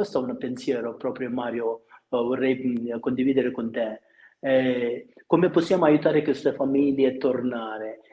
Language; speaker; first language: Italian; non-native, fluent; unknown